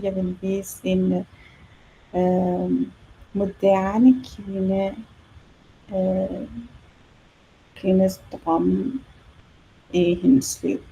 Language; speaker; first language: Danish; non-native, learner; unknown